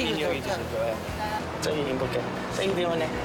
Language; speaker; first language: Korean; non-native, learner; English